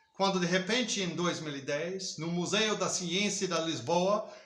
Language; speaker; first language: Portuguese; non-native, learner; English